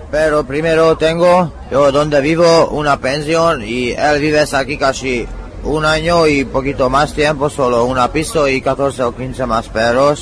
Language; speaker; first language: Spanish; non-native, learner; Hungarian